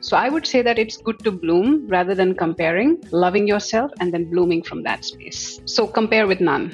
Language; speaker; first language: English; non-native, local second language; Assamese